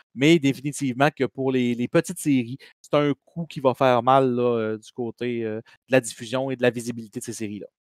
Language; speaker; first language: French; native; French